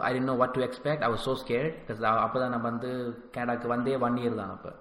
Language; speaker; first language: English; early bilingual, other home language; Tamil